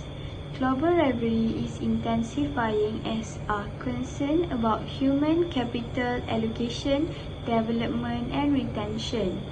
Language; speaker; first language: English; non-native, fluent; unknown